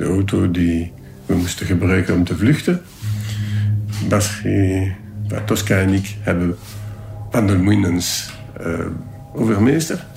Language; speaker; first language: Dutch; non-native, local second language; French